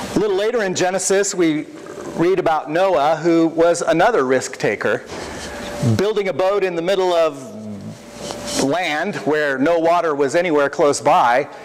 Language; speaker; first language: English; native; English